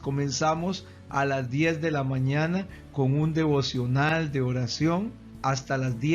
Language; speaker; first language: Spanish; native; Spanish